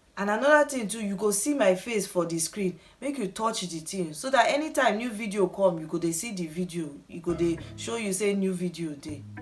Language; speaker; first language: Nigerian Pidgin; non-native, local second language; Yoruba